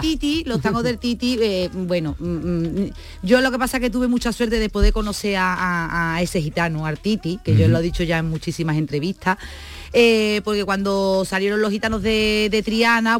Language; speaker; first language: Spanish; native; Spanish